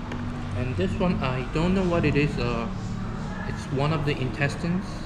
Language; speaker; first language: English; non-native, fluent; Korean